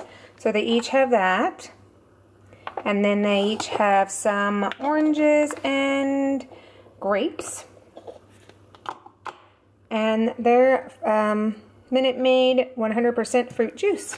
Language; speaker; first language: English; native; English